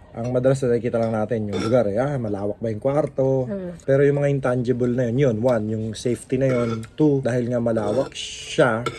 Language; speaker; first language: Filipino; native; Filipino